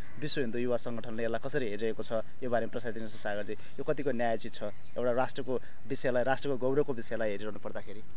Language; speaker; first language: Nepali; native; Nepali